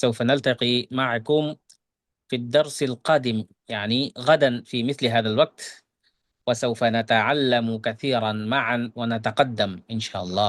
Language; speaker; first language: Arabic; non-native, fluent; Bangla